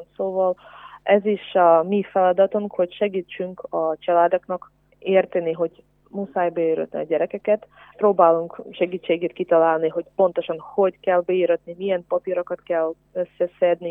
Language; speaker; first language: Hungarian; non-native, fluent; Ukrainian